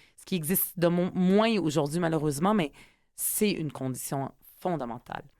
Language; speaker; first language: French; early bilingual, other home language; Arabic